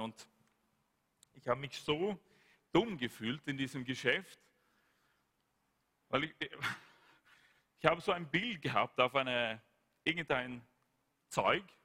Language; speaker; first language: German; non-native, fluent; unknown